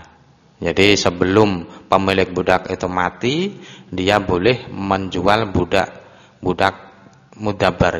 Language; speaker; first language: Indonesian; native; Indonesian